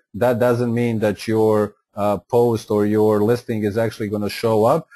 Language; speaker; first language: English; non-native, fluent; Croatian